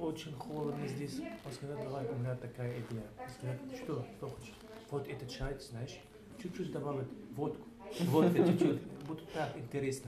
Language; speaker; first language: Russian; non-native, learner; Arabic